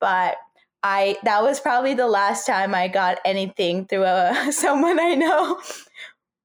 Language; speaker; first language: English; non-native, fluent; Turkish